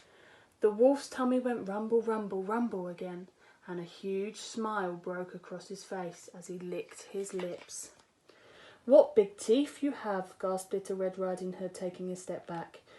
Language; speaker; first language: English; native; English